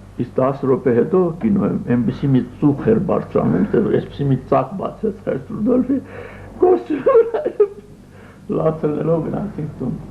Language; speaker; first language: Armenian; early bilingual, other home language; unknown